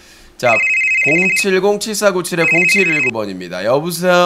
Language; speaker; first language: Korean; native; Korean